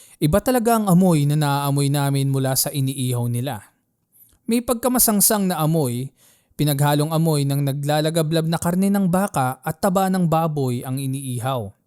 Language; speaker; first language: Filipino; native; Filipino